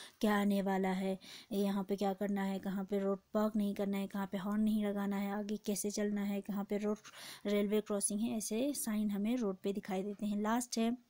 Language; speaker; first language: Hindi; non-native, local second language; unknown